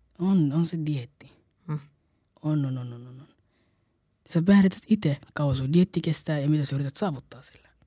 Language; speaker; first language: Finnish; early bilingual, other home language; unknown